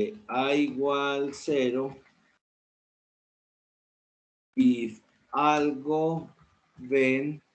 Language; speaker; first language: Spanish; native; Spanish